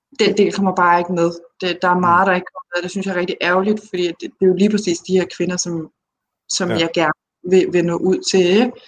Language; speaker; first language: Danish; early bilingual, other home language; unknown